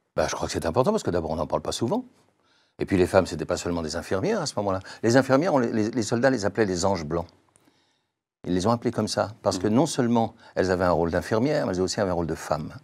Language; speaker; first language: French; native; French